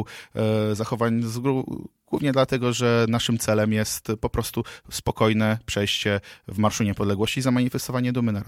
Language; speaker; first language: Polish; native; Polish